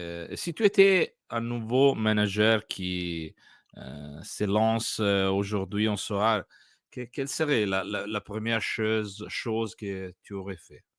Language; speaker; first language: French; non-native, learner; Italian